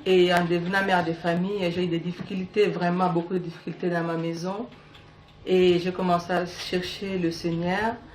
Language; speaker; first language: French; native; French